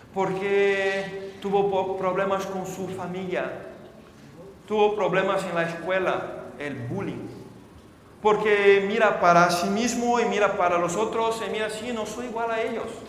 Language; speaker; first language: Spanish; non-native, fluent; Portuguese